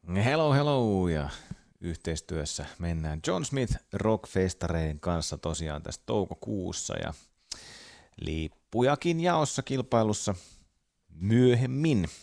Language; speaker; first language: Finnish; native; Finnish